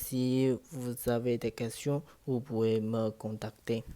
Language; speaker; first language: French; non-native, learner; Chinese